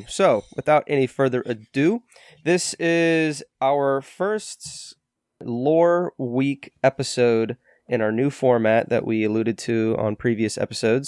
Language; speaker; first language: English; native; English